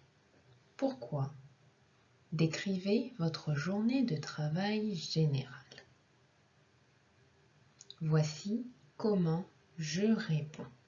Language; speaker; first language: French; non-native, fluent; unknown